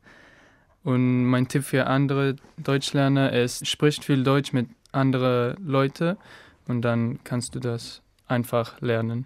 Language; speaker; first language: German; non-native, learner; Spanish